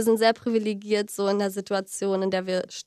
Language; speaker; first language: German; native; German